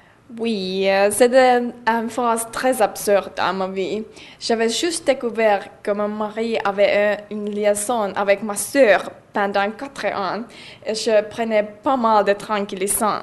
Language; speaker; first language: French; non-native, learner; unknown